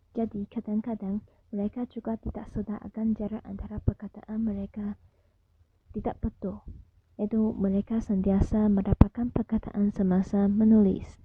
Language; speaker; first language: Malay; non-native, local second language; Chinese